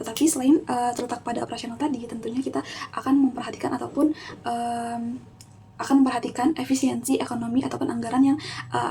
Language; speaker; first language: Indonesian; native; Indonesian